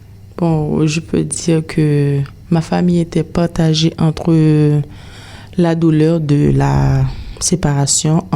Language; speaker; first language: French; non-native, local second language; Haitian Creole